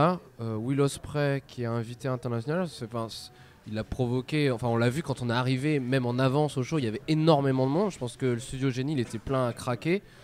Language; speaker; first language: French; native; French